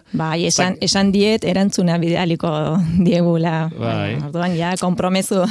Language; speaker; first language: Basque; non-native, fluent; Spanish